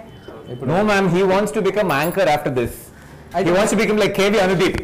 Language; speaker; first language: Telugu; native; Telugu